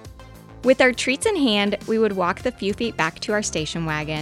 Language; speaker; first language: English; native; English